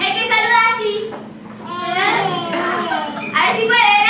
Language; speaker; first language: Spanish; native; Spanish